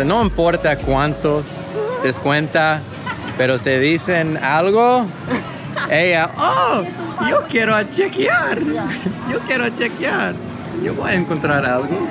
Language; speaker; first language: Spanish; non-native, learner; English